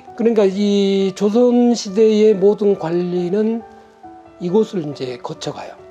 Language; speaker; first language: Korean; native; Korean